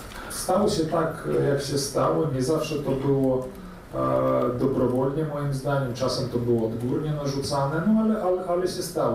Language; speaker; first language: Polish; early bilingual, heritage; Polish